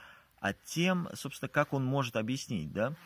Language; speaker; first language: Russian; native; Russian